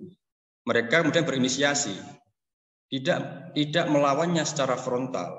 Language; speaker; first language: Indonesian; native; Indonesian